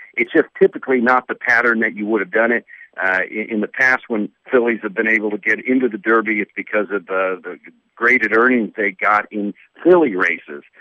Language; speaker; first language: English; native; English